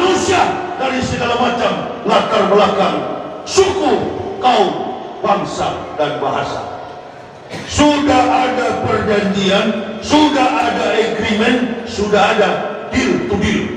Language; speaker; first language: Indonesian; native; Indonesian